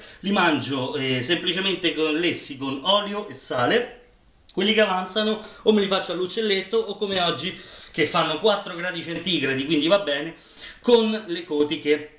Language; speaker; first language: Italian; native; Italian